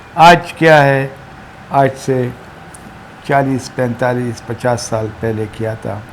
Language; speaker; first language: Urdu; non-native, local second language; Pashto